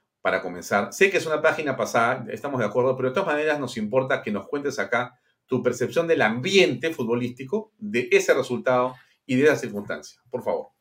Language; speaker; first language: Spanish; native; Spanish